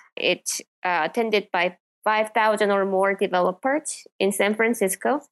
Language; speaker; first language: English; non-native, fluent; Korean